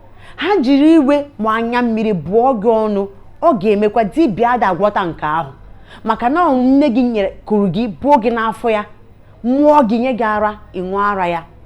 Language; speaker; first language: Igbo; native; Igbo